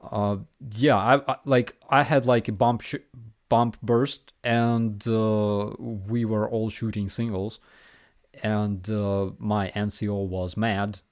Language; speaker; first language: English; non-native, fluent; Ukrainian